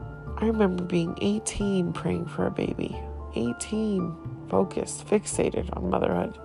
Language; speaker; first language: English; early bilingual, other home language; Haitian Creole